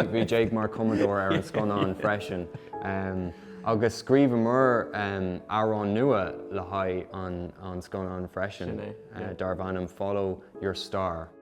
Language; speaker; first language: Irish; native; Irish